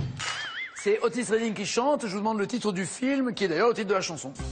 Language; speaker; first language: French; native; French